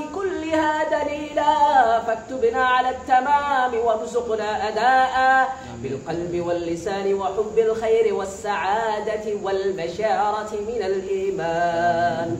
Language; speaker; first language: Arabic; non-native, fluent; Bangla